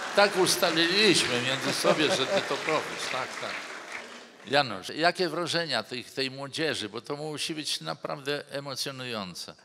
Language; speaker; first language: Polish; native; Polish